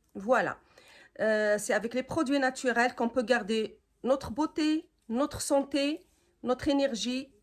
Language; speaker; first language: French; non-native, local second language; Arabic